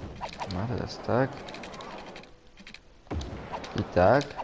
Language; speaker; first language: Polish; native; Polish